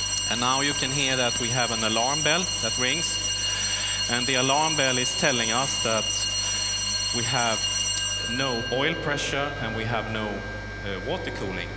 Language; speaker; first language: English; non-native, fluent; Swedish